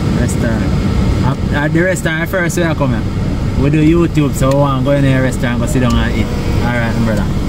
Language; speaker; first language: English; native; English